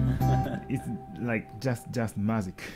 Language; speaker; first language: English; non-native, learner; Japanese